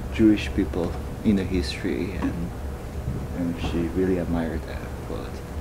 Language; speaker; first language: English; non-native, fluent; Chinese